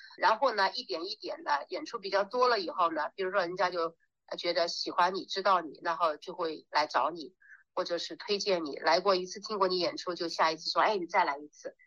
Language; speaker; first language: Chinese; native; Chinese